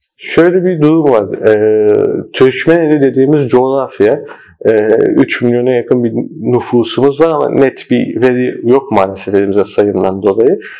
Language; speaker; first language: Turkish; early bilingual, heritage; Turkish